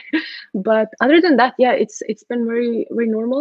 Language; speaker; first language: English; non-native, fluent; Swedish